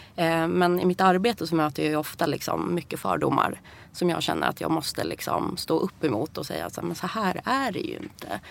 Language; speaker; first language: Swedish; early bilingual, other home language; Persian